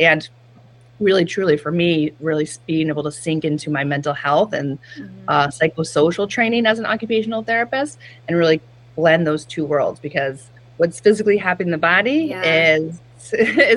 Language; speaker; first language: English; native; English